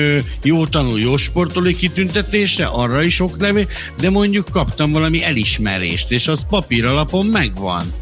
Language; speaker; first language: Hungarian; native; Hungarian